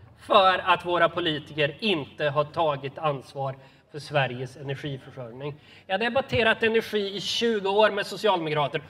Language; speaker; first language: Swedish; native; Swedish